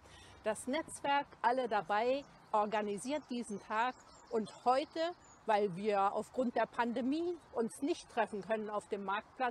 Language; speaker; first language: German; native; German